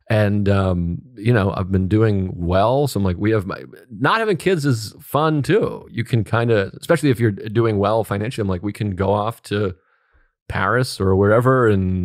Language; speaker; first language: English; native; English